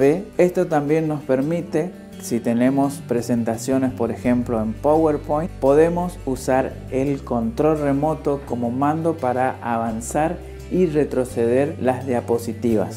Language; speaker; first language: Spanish; native; Spanish